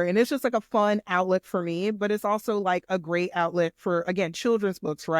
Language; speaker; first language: English; native; English